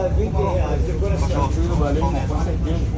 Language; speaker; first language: Portuguese; native; Portuguese